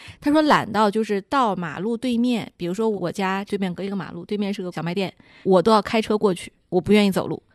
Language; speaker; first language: Chinese; native; Chinese